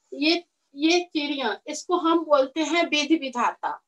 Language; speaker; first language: Hindi; native; Hindi